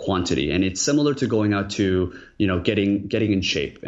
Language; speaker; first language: English; early bilingual, other home language; Korean